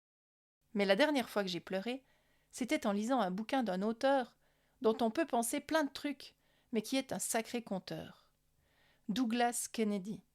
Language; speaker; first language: French; native; French